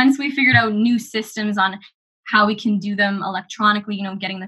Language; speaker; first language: English; native; English